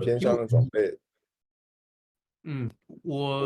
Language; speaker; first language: Chinese; native; Chinese